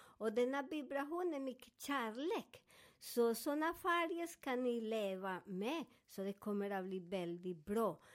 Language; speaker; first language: Swedish; non-native, fluent; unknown